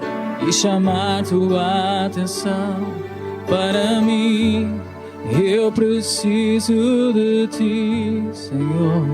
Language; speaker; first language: Portuguese; native; Portuguese